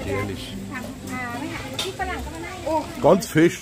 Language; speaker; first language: German; native; German